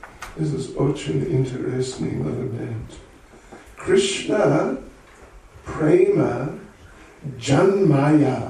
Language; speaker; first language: Russian; non-native, learner; English